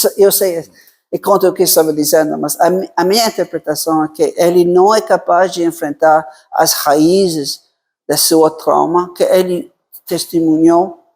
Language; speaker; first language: Portuguese; non-native, fluent; Italian